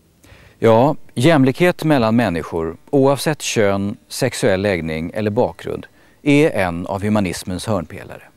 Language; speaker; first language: Swedish; native; Swedish